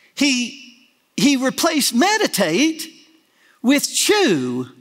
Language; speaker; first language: English; native; English